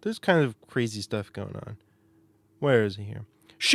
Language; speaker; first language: English; native; English